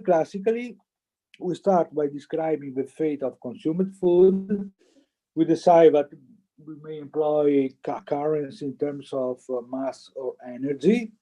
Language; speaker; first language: English; non-native, fluent; Italian